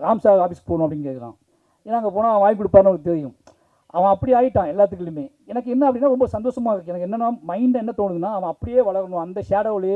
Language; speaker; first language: Tamil; native; Tamil